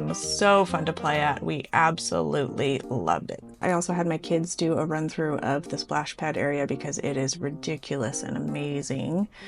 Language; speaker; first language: English; native; English